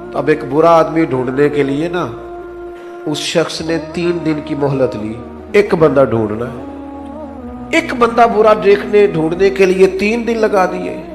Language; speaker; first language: Urdu; non-native, local second language; Punjabi